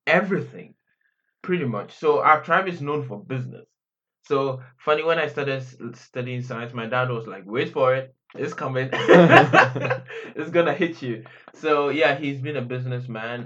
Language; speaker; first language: English; non-native, local second language; Akan